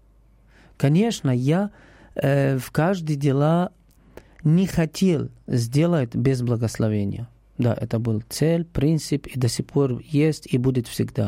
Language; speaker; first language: Russian; non-native, learner; Arabic